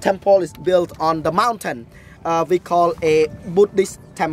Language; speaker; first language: English; non-native, fluent; Khmer